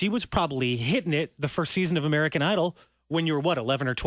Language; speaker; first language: English; native; English